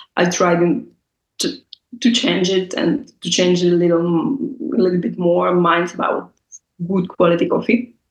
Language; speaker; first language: English; non-native, fluent; Russian